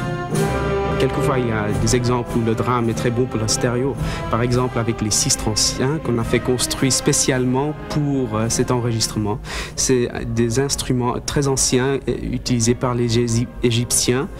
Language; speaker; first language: French; non-native, fluent; English